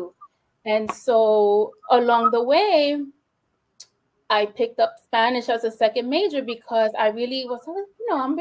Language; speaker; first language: English; early bilingual, other home language; Spanish